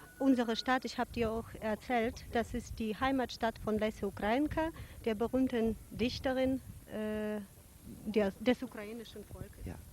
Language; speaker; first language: German; non-native, learner; Ukrainian